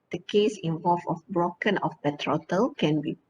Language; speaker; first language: English; non-native, local second language; Malay